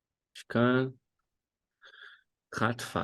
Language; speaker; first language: German; non-native, fluent; Portuguese